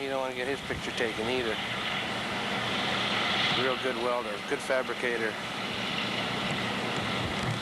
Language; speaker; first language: English; native; English